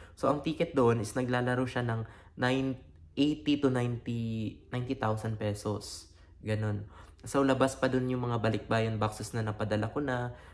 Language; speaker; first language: Filipino; native; Filipino